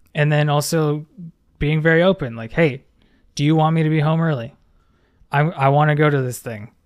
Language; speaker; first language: English; native; English